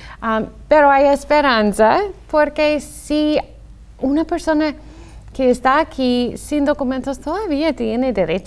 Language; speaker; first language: Spanish; non-native, fluent; English